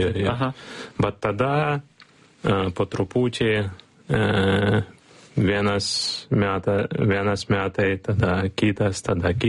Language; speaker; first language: Lithuanian; non-native, learner; Ukrainian